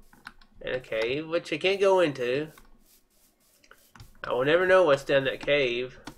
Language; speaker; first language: English; native; English